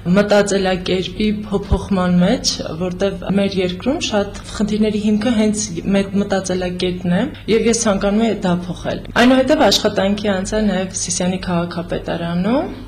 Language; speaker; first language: Armenian; native; Armenian